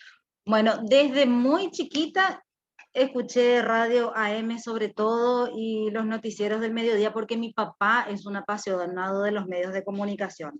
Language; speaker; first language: Spanish; native; Spanish